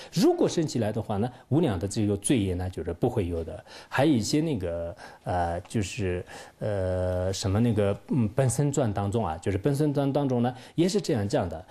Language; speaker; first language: Chinese; non-native, local second language; Tibetan